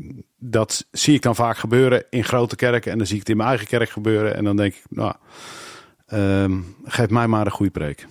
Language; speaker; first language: Dutch; native; Dutch